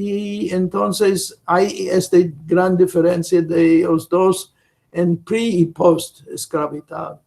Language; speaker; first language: Spanish; non-native, fluent; English